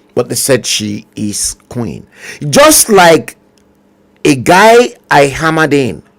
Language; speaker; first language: English; non-native, local second language; Yoruba